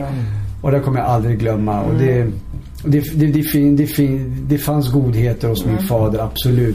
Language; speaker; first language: Swedish; early bilingual, other home language; Syriac